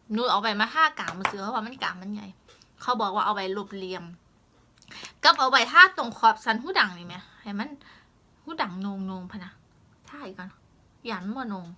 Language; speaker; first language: Thai; native; Thai